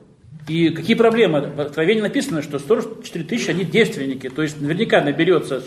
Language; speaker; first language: Russian; native; Russian